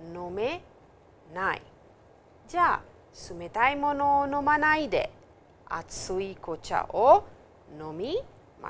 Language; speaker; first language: Japanese; non-native, fluent; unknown